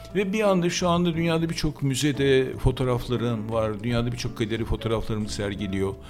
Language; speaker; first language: Turkish; native; Turkish